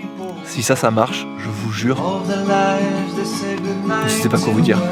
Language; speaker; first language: French; native; French